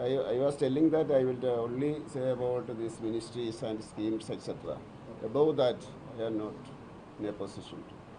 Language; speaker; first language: English; non-native, local second language; Malayalam